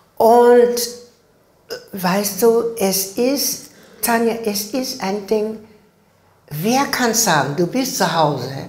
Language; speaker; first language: German; non-native, learner; English